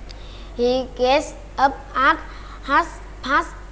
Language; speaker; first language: English; non-native, learner; Vietnamese